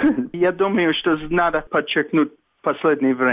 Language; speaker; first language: Russian; non-native, fluent; English